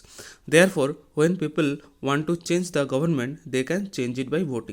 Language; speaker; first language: English; non-native, local second language; Hindi